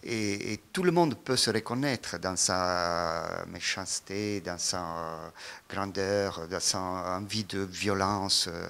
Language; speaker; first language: French; non-native, fluent; Italian